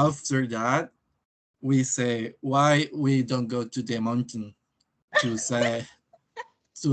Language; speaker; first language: English; non-native, learner; Spanish